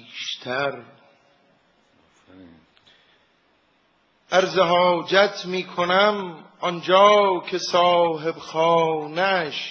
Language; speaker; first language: Persian; native; Persian